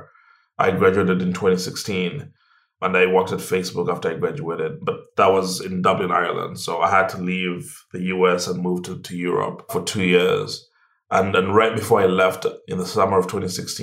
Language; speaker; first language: English; non-native, local second language; Ganda